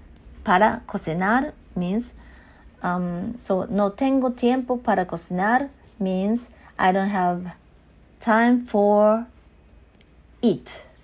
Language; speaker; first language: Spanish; non-native, learner; Japanese